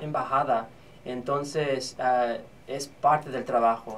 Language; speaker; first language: Spanish; early bilingual, heritage; Spanish